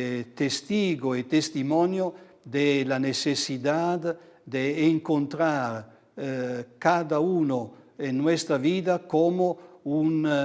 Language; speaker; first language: Spanish; non-native, fluent; Italian